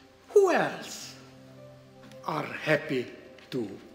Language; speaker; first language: English; non-native, learner; Romanian